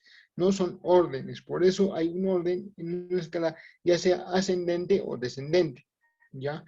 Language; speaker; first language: Spanish; native; Spanish